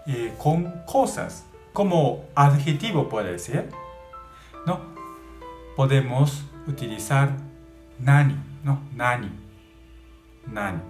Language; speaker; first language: Spanish; non-native, learner; Japanese